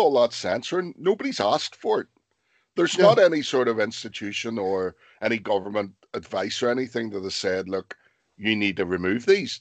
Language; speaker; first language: English; native; English